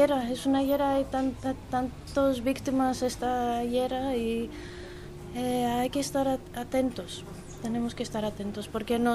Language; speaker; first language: Spanish; non-native, fluent; Greek